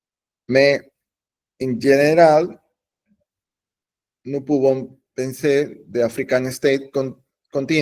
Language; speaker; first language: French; non-native, learner; Spanish